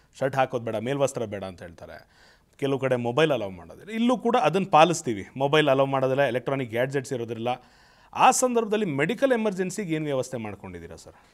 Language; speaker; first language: Kannada; native; Kannada